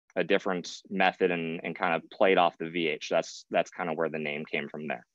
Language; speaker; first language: English; native; English